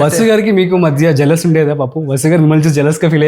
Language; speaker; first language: Telugu; native; Telugu